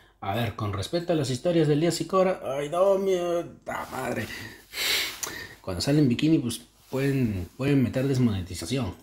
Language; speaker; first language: Spanish; native; Spanish